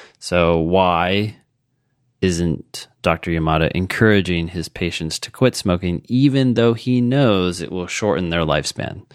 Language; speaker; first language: English; native; English